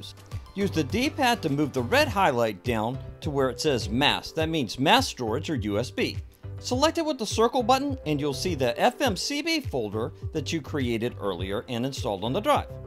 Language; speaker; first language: English; native; English